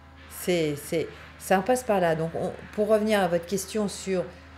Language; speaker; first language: French; native; French